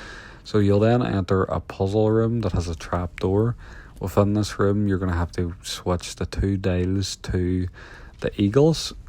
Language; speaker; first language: English; native; English